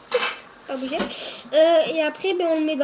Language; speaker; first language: French; native; French